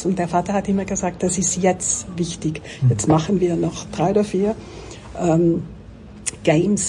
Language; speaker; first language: German; non-native, local second language; French